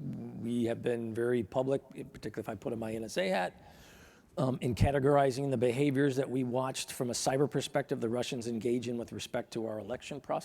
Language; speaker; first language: English; native; English